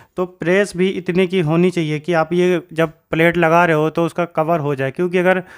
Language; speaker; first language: Hindi; native; Hindi